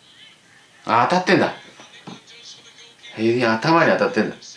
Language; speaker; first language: Japanese; native; Japanese